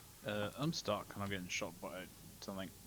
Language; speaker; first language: English; native; English